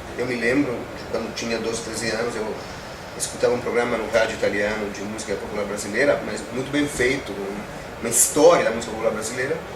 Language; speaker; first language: Portuguese; non-native, fluent; Italian